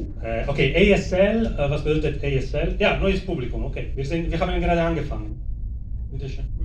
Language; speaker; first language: German; non-native, fluent; Italian